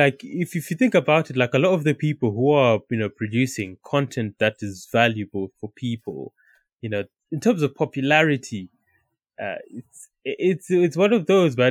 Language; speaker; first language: English; non-native, local second language; Shona